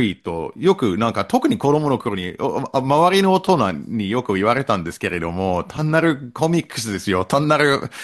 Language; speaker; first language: Japanese; non-native, fluent; English